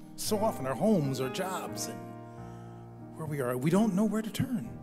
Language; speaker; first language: English; native; English